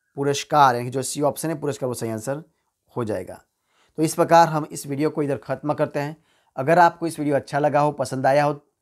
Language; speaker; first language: Hindi; non-native, local second language; Gujarati